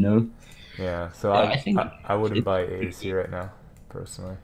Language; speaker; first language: English; native; English